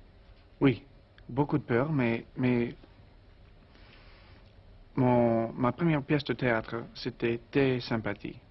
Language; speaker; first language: French; non-native, learner; English